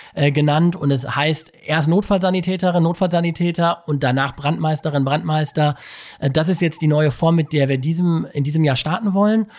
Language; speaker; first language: German; native; German